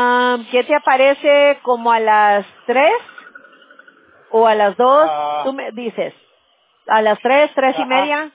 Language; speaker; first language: Spanish; early bilingual, heritage; Spanish